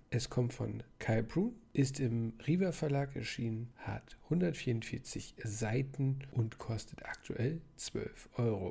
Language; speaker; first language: German; native; German